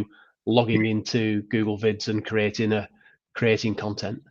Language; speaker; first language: English; native; English